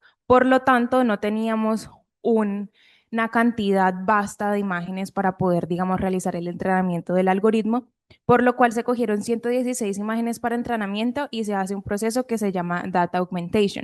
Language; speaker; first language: Spanish; native; Spanish